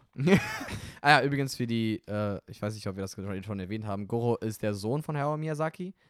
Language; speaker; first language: German; non-native, fluent; Romanian